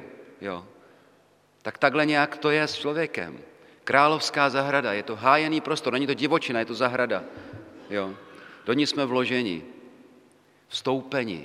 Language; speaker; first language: Czech; native; Czech